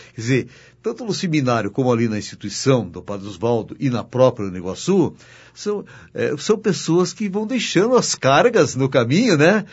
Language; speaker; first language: Portuguese; native; Portuguese